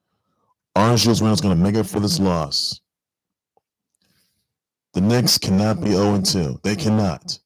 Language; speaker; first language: English; native; English